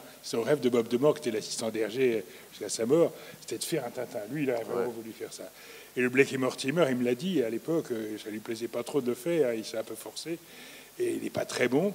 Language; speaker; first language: French; native; French